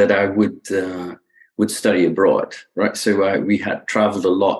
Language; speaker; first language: English; non-native, fluent; Dutch